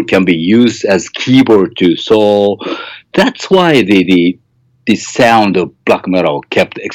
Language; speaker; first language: English; non-native, fluent; Japanese